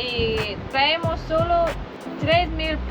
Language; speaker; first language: Spanish; non-native, learner; English